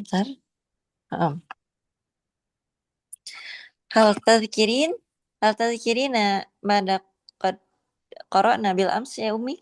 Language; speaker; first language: Arabic; non-native, learner; Indonesian